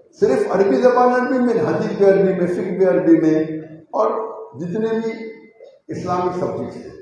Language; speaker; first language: Urdu; non-native, local second language; Konkani